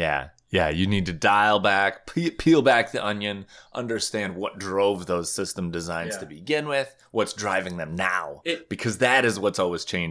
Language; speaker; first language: English; native; English